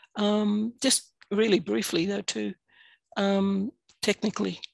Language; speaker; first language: English; native; English